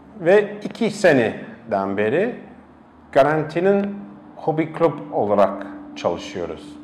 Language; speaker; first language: Turkish; non-native, fluent; English